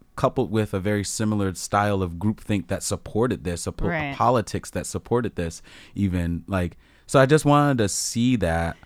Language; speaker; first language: English; native; English